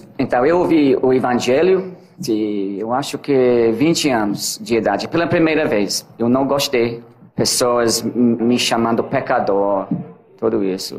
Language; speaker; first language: Portuguese; non-native, learner; English